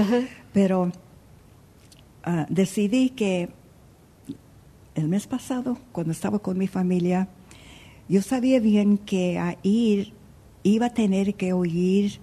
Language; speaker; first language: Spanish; early bilingual, heritage; Spanish